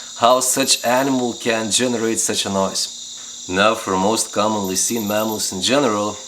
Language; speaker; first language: English; non-native, fluent; Lithuanian